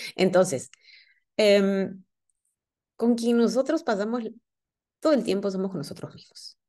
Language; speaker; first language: Spanish; native; Spanish